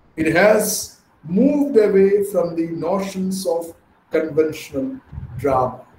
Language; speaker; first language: English; non-native, local second language; Malayalam